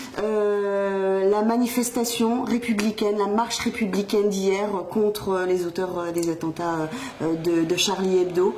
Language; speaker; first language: French; native; French